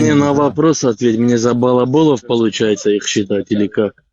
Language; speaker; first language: Russian; early bilingual, heritage; Chechen